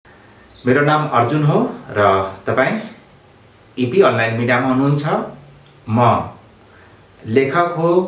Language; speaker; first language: Nepali; native; Nepali